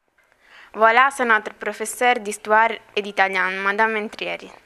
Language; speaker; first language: French; non-native, learner; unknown